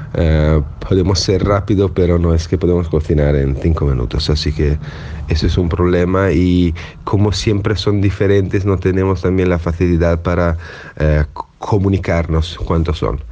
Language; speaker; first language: Spanish; non-native, fluent; Italian